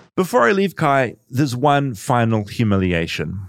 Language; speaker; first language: English; native; English